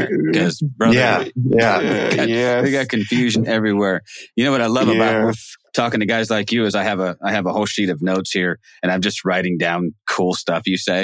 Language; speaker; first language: English; native; English